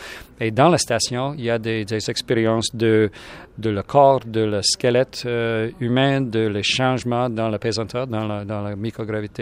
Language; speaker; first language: French; non-native, local second language; English